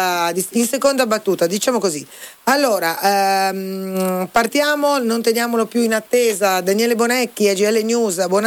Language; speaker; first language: Italian; native; Italian